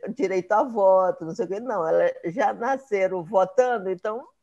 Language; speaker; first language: Portuguese; native; Portuguese